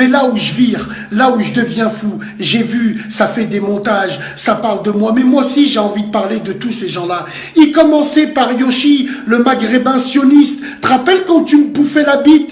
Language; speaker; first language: French; native; French